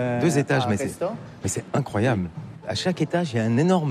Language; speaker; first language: French; native; French